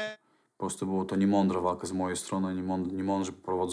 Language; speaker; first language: Polish; non-native, fluent; Chechen